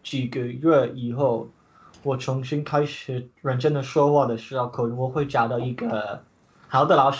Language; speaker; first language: Chinese; non-native, learner; English